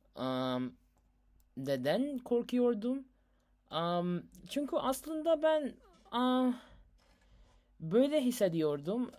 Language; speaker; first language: Turkish; non-native, learner; Urdu